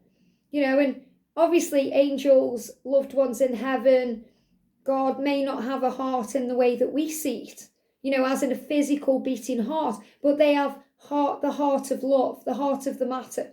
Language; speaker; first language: English; native; English